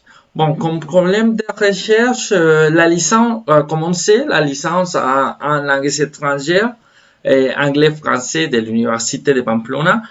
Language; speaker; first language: French; non-native, fluent; Spanish